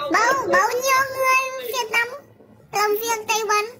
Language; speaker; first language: Vietnamese; non-native, learner; Indonesian